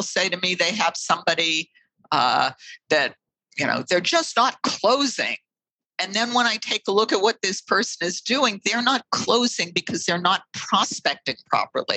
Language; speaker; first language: English; native; English